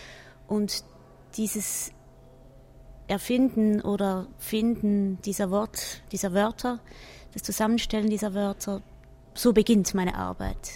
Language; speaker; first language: German; native; German